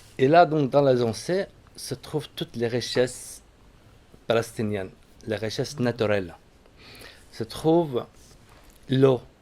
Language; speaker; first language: French; non-native, fluent; Arabic